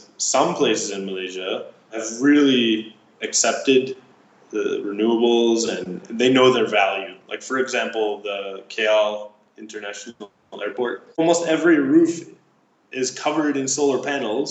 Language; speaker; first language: English; native; English